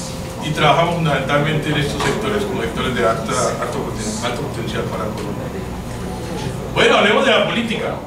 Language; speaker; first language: Spanish; native; Spanish